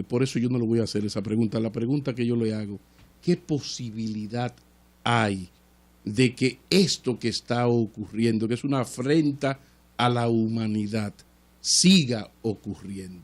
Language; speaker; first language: Spanish; native; Spanish